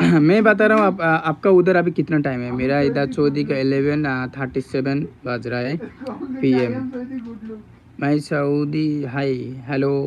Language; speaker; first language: Hindi; non-native, learner; Bangla